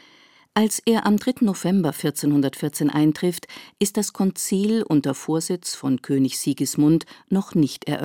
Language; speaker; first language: German; native; German